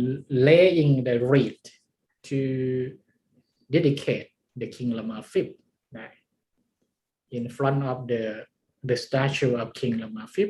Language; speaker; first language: English; non-native, learner; Thai